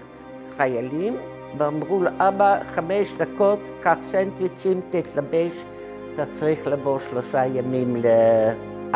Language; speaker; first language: Hebrew; non-native, fluent; Dutch